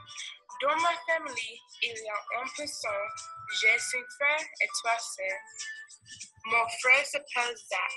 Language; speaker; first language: French; non-native, learner; English